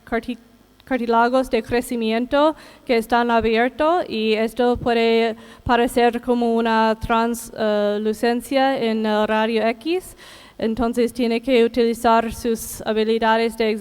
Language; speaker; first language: Spanish; non-native, fluent; English